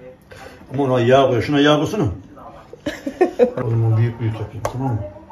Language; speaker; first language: Turkish; native; Turkish